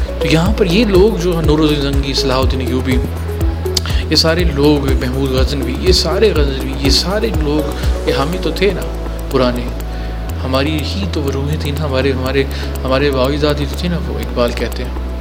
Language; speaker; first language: Urdu; native; Urdu